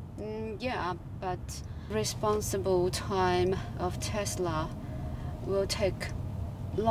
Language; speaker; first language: English; non-native, fluent; Chinese